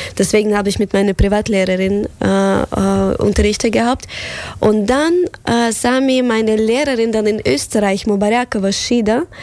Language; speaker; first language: German; non-native, fluent; Russian